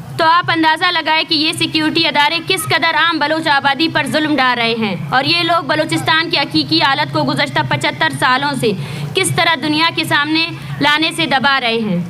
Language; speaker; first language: Urdu; non-native, local second language; Baluchi